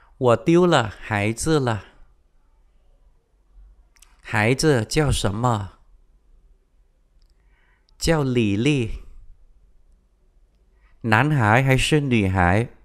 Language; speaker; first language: Chinese; non-native, fluent; Vietnamese